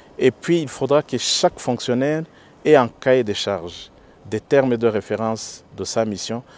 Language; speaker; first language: French; non-native, local second language; Rundi